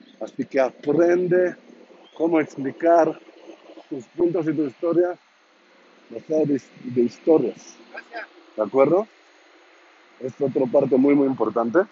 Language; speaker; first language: Spanish; non-native, learner; Hebrew